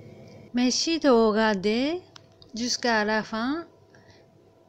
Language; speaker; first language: French; non-native, learner; Japanese